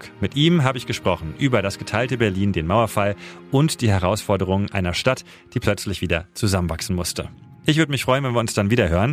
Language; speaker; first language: German; native; German